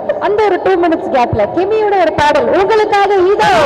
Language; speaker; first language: Tamil; native; Tamil